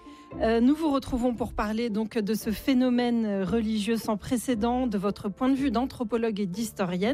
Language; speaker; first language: French; native; French